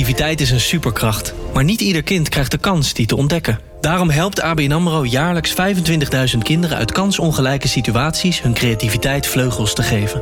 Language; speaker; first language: Dutch; native; Dutch